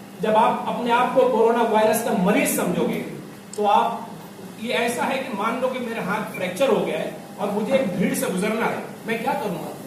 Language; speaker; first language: Urdu; native; Urdu